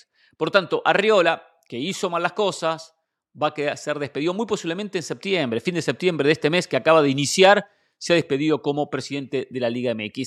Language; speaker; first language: Spanish; native; Spanish